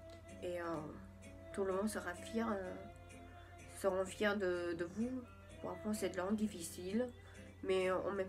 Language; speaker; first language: French; non-native, learner; English